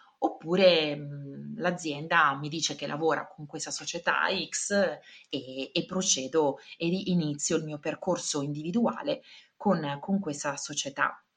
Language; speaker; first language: Italian; native; Italian